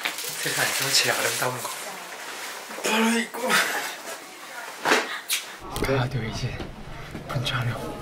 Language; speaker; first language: Korean; non-native, fluent; Chinese